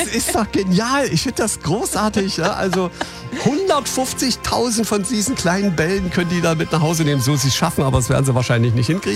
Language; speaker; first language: German; native; German